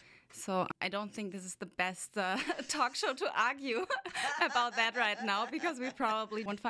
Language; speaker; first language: English; non-native, fluent; German